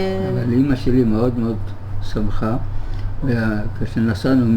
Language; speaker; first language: Hebrew; early bilingual, other home language; German